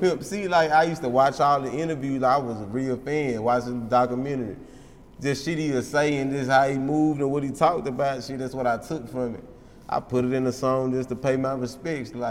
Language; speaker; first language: English; native; English